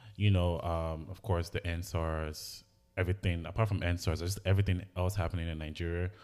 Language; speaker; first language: English; non-native, local second language; Igbo